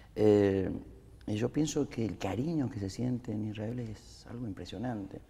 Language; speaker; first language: Spanish; native; Spanish